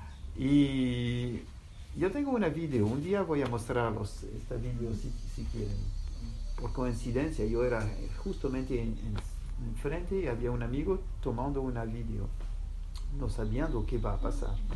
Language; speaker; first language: Spanish; non-native, fluent; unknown